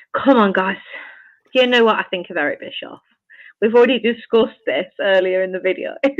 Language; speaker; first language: English; native; English